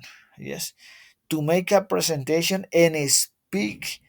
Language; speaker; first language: English; non-native, learner; Spanish